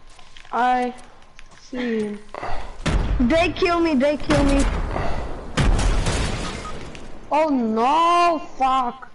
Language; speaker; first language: English; non-native, learner; Slovak